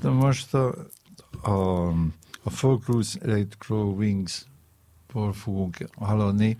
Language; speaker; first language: Hungarian; non-native, fluent; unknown